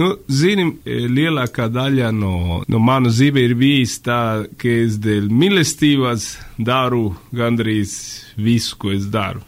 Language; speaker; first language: Latvian; non-native, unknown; Spanish